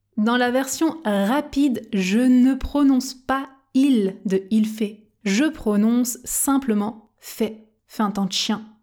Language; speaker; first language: French; native; French